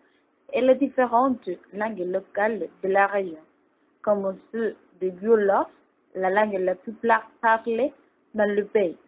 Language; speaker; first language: French; non-native, learner; Spanish